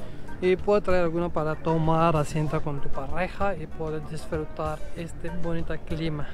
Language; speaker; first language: Spanish; non-native, learner; Urdu